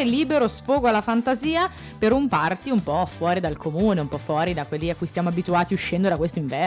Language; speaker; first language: Italian; native; Italian